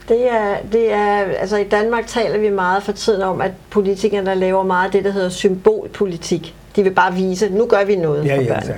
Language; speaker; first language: Danish; native; Danish